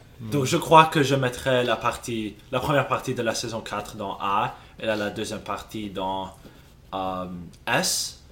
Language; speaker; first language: French; non-native, local second language; English